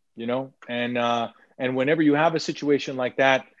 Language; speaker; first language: English; native; English